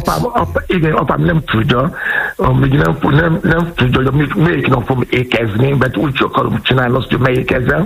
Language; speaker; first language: Hungarian; non-native, learner; Yoruba